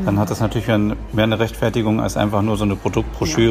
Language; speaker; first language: German; native; German